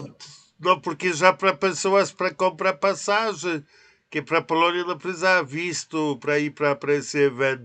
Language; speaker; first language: Portuguese; non-native, learner; Polish